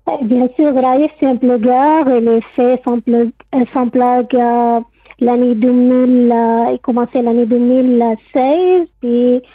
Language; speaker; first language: French; non-native, learner; Arabic